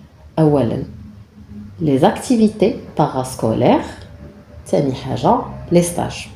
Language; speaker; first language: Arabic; native; Arabic